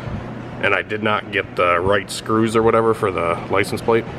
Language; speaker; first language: English; native; English